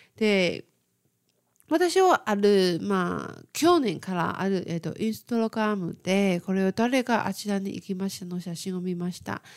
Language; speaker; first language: Japanese; non-native, fluent; Chinese